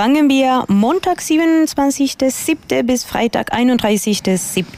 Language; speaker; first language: German; non-native, fluent; Spanish